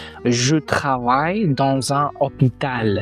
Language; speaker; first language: French; non-native, fluent; Uzbek